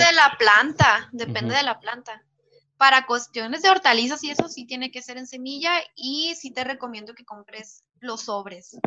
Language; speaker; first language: Spanish; native; Spanish